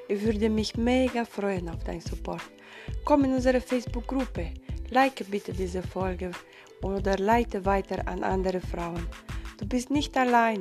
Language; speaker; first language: German; non-native, fluent; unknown